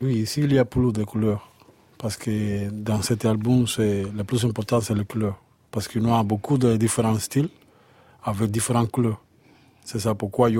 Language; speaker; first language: French; non-native, learner; Spanish